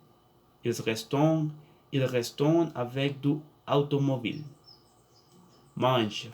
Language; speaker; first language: French; non-native, learner; Spanish